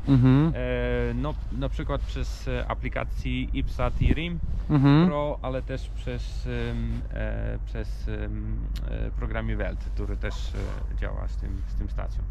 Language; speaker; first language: Polish; non-native, learner; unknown